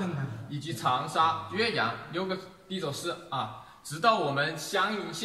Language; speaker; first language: Chinese; native; Chinese